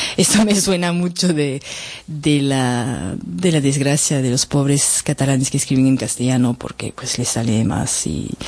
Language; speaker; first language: Spanish; native; Spanish